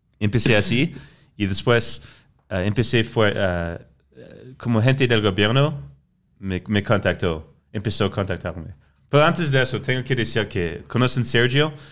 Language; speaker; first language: Spanish; non-native, fluent; French